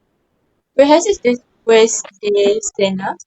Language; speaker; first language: Spanish; non-native, learner; Malay